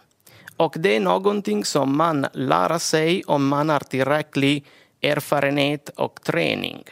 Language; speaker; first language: Swedish; non-native, fluent; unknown